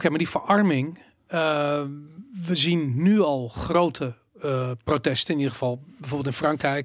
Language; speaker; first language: Dutch; native; Dutch